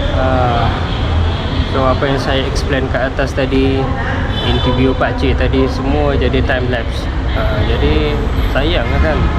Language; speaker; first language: Malay; non-native, fluent; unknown